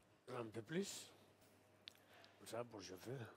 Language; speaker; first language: French; non-native, fluent; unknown